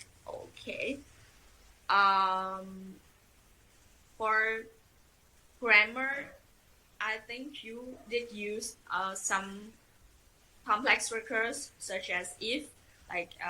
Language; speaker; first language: English; non-native, fluent; Vietnamese